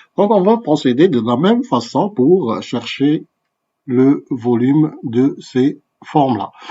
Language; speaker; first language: French; non-native, local second language; Arabic